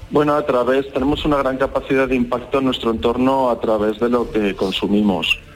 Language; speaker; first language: Spanish; native; Spanish